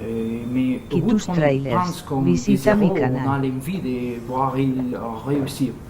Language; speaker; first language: French; non-native, fluent; Spanish